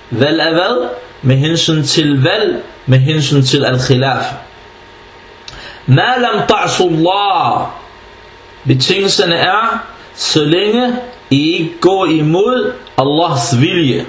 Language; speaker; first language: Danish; early bilingual, other home language; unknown